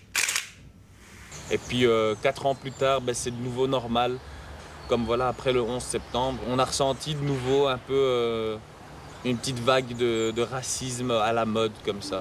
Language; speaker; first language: French; early bilingual, other home language; Lingala